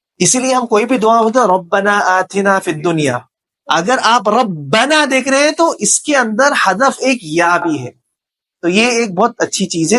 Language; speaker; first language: Urdu; native; Urdu